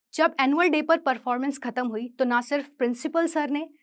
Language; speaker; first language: Hindi; native; Hindi